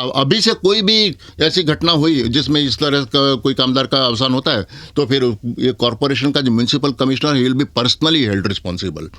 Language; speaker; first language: Hindi; non-native, local second language; Gujarati